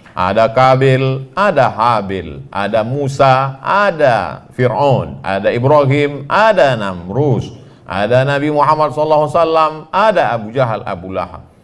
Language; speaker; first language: Indonesian; native; Indonesian